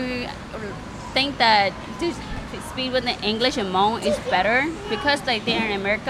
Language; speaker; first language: English; non-native, learner; Thai